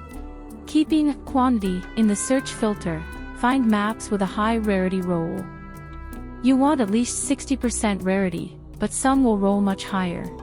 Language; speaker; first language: English; native; English